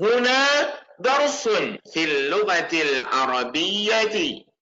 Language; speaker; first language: Arabic; non-native, fluent; English